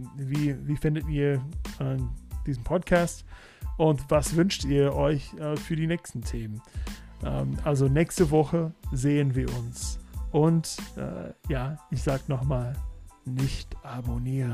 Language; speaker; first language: German; non-native, fluent; English